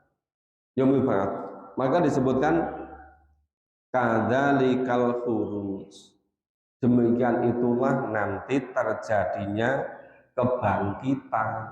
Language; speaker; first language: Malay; non-native, local second language; Javanese